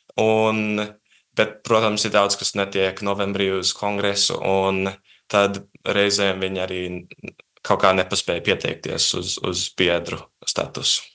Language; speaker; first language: Latvian; early bilingual, heritage; Latvian